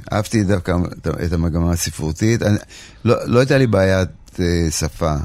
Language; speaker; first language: Hebrew; early bilingual, other home language; Polish